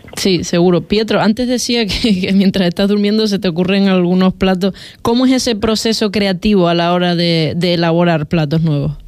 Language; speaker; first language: Spanish; native; Spanish